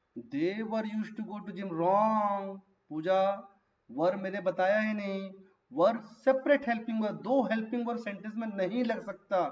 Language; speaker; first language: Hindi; native; Hindi